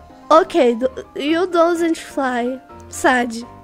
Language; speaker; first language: English; non-native, learner; Portuguese